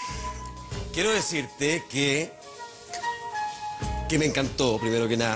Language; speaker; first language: Spanish; native; Spanish